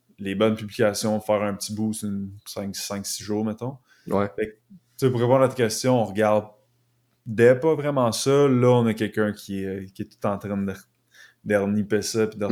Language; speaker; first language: French; native; French